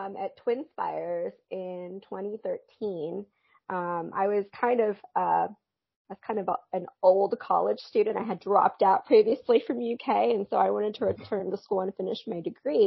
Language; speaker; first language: English; native; English